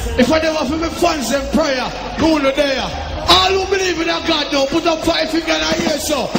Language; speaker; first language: English; non-native, local second language; Jamaican Creole English